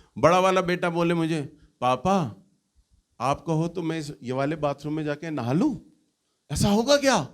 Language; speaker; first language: Hindi; native; Hindi